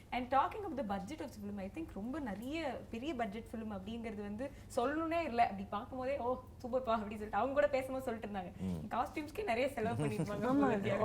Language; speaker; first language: Tamil; native; Tamil